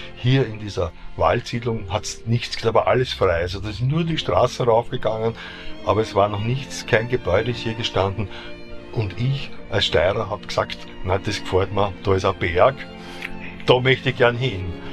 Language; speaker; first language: German; native; German